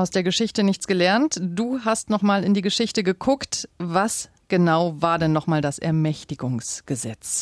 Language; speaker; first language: German; native; German